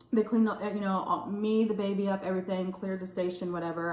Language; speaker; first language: English; native; English